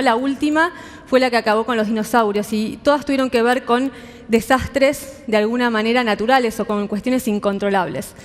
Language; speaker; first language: Spanish; native; Spanish